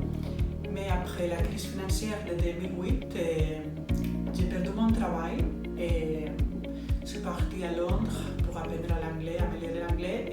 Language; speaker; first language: French; non-native, fluent; Spanish